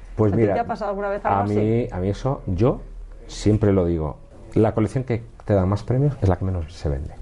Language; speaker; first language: Spanish; native; Spanish